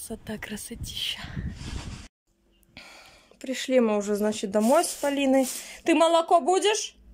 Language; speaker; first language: Russian; native; Russian